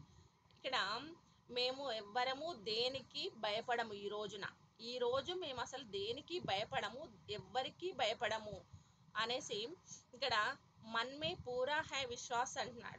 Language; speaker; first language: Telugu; native; Telugu